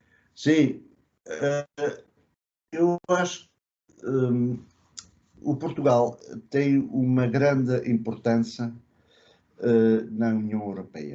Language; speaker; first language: Portuguese; early bilingual, other home language; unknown